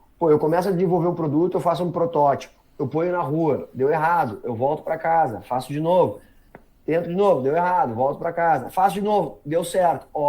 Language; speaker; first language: Portuguese; native; Portuguese